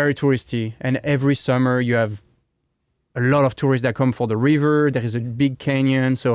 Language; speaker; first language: English; non-native, fluent; French